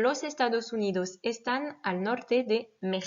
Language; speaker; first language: Spanish; non-native, fluent; French